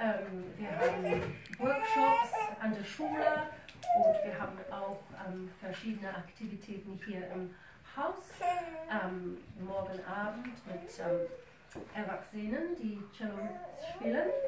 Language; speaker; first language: German; non-native, fluent; English